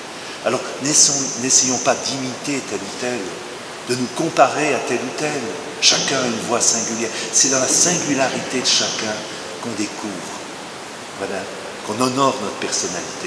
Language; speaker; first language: French; native; French